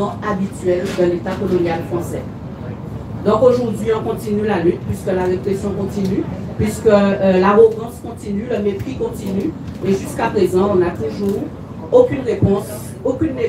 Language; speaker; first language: French; native; French